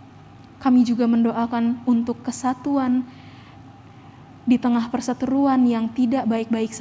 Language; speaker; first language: Indonesian; native; Indonesian